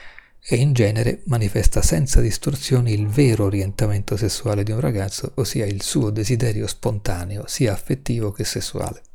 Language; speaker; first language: Italian; native; Italian